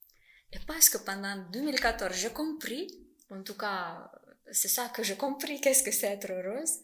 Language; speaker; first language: French; non-native, fluent; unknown